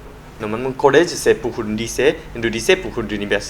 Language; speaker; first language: French; non-native, learner; Japanese